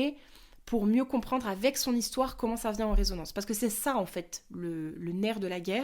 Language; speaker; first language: French; native; French